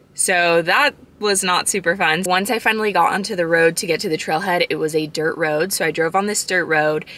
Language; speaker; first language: English; native; English